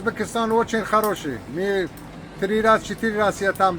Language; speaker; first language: Russian; non-native, learner; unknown